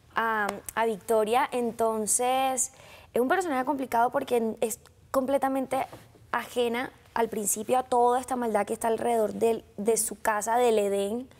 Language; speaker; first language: Spanish; native; Spanish